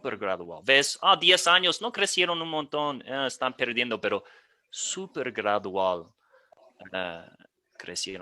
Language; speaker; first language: Spanish; non-native, fluent; English